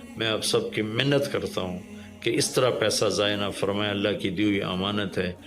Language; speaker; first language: Urdu; non-native, local second language; Punjabi